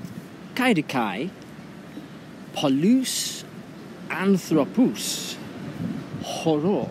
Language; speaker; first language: Greek; non-native, fluent; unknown